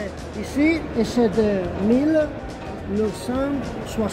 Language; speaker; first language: French; non-native, learner; Italian